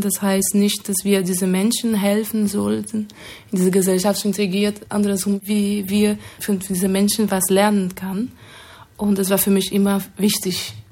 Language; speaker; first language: German; non-native, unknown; Portuguese